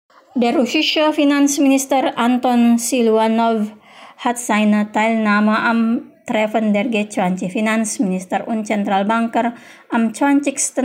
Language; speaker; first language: German; non-native, fluent; Indonesian